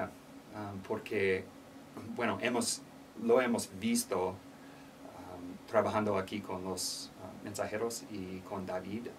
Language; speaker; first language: Spanish; non-native, learner; English